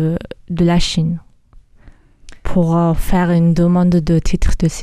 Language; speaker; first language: French; early bilingual, other home language; Mongolian